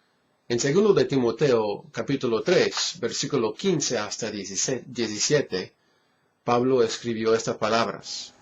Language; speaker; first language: Spanish; non-native, fluent; English